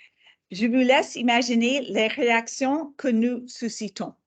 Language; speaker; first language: French; non-native, fluent; English